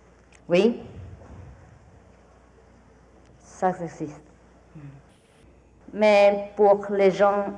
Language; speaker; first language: French; non-native, fluent; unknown